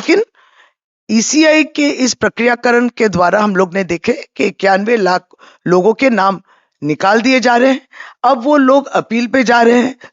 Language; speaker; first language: Hindi; non-native, local second language; Bangla